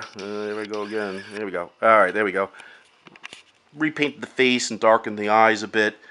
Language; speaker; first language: English; native; English